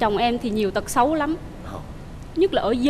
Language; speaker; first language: Vietnamese; native; Vietnamese